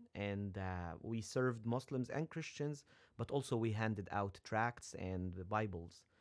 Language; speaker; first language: English; non-native, fluent; Arabic